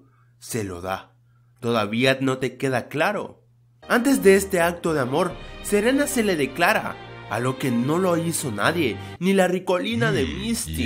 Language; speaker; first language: Spanish; native; Spanish